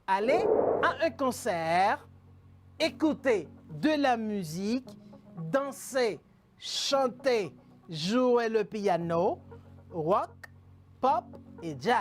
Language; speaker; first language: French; non-native, fluent; Spanish